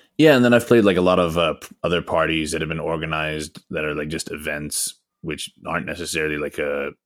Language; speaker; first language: English; native; English